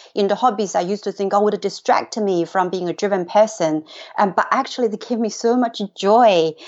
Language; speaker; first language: English; non-native, fluent; Chinese